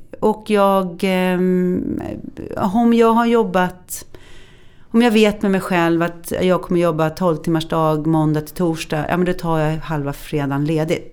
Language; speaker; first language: Swedish; native; Swedish